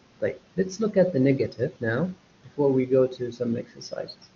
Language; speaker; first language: English; non-native, fluent; Arabic